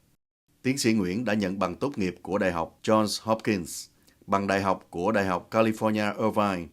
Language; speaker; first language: Vietnamese; native; Vietnamese